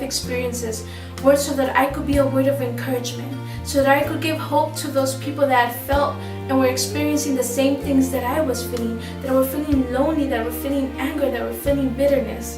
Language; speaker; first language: English; early bilingual, other home language; Spanish